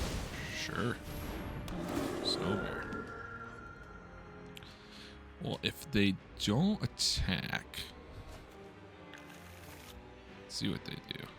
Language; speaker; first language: English; native; English